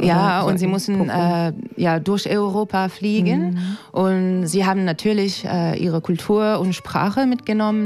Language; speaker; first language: German; non-native, fluent; English